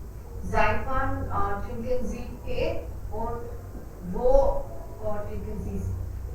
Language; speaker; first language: German; non-native, learner; Hindi